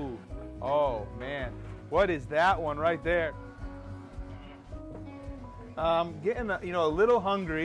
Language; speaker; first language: English; native; English